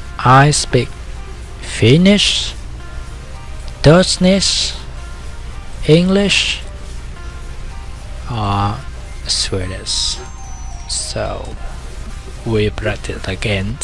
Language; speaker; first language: English; non-native, learner; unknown